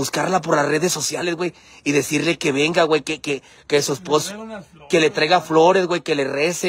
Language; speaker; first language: Spanish; native; Spanish